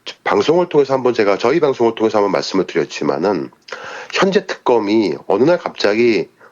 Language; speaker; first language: Korean; native; Korean